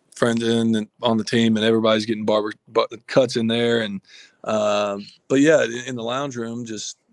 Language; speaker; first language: English; native; English